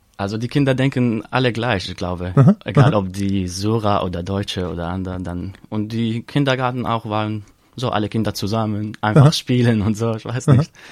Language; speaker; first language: German; non-native, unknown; Arabic